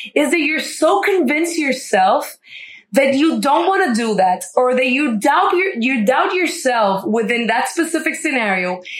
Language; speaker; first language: English; non-native, fluent; Spanish